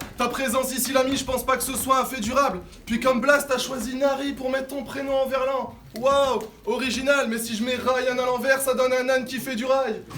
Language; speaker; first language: French; native; French